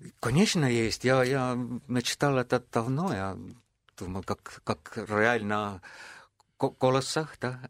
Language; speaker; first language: Russian; non-native, fluent; Estonian